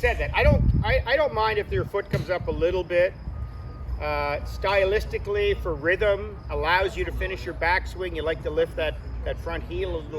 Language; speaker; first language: English; native; English